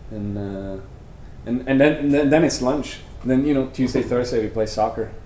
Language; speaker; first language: English; non-native, fluent; Norwegian